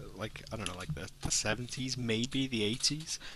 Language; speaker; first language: English; native; English